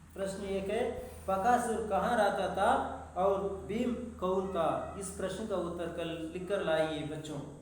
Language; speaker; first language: Hindi; non-native, local second language; Kannada